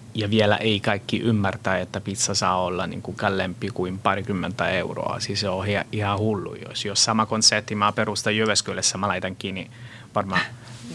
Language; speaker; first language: Finnish; non-native, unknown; Italian